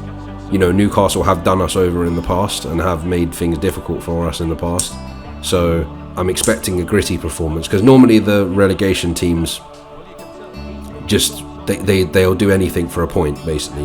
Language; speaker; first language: English; native; English